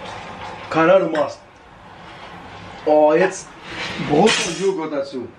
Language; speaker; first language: German; early bilingual, other home language; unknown